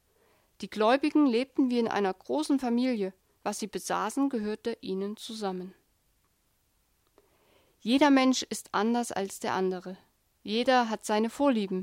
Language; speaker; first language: German; native; German